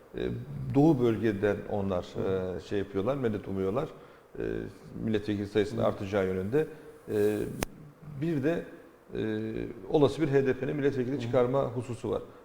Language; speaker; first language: Turkish; native; Turkish